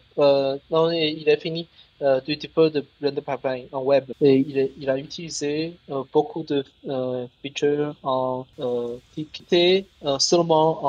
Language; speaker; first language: French; non-native, learner; Chinese